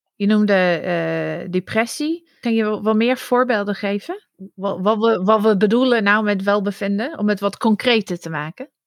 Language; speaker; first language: Dutch; non-native, fluent; English